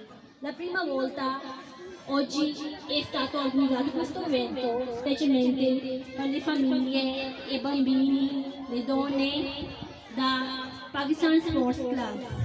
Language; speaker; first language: Italian; non-native, learner; Urdu